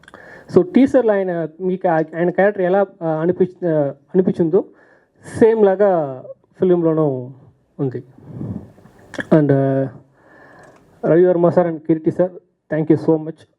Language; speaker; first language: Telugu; non-native, learner; Tamil